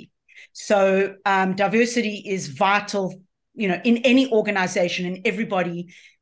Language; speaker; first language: English; native; English